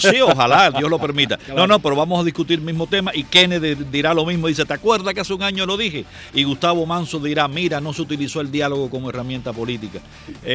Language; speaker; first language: Spanish; native; Spanish